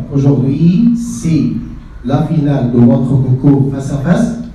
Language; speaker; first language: French; non-native, fluent; Arabic